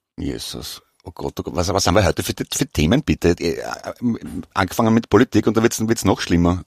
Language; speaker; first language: German; native; German